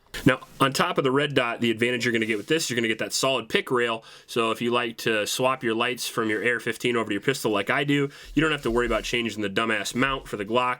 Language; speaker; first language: English; native; English